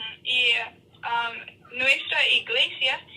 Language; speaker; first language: Spanish; non-native, learner; English